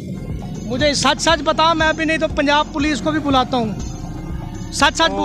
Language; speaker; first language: Urdu; non-native, local second language; Punjabi